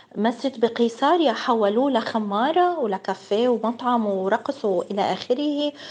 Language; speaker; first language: Arabic; native; Arabic